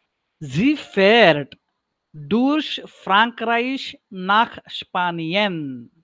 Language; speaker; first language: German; non-native, learner; Marathi